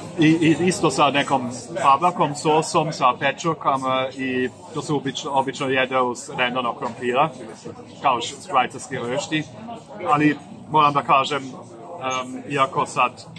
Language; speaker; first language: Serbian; non-native, fluent; German